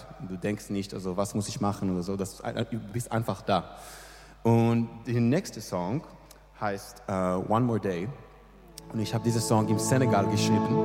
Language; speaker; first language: German; non-native, learner; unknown